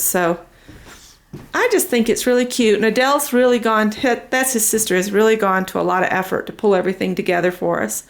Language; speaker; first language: English; native; English